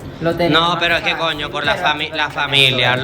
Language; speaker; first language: Spanish; native; Spanish